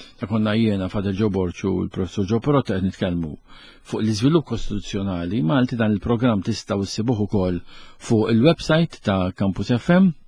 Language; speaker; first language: Maltese; native; Maltese